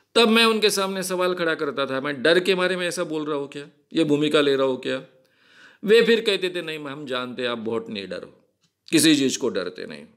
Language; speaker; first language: Hindi; non-native, local second language; Marathi